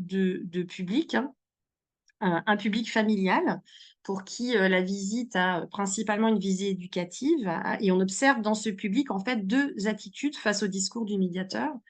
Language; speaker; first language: French; native; French